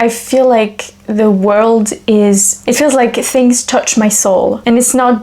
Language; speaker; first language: English; non-native, fluent; French